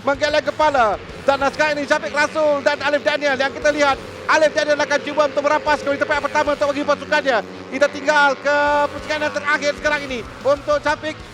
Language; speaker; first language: Malay; native; Malay